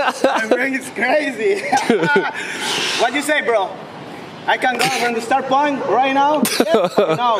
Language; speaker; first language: English; non-native, learner; Spanish